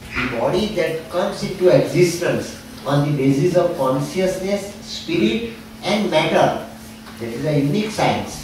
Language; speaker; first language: English; non-native, local second language; Gujarati